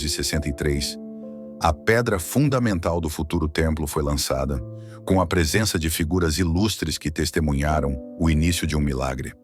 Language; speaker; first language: Portuguese; native; Portuguese